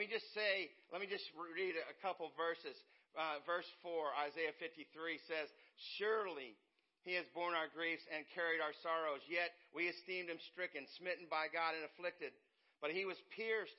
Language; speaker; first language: English; native; English